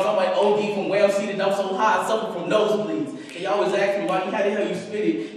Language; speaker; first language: English; native; English